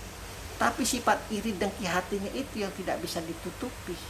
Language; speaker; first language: Indonesian; native; Indonesian